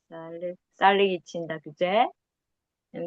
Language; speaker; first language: Turkish; non-native, learner; Korean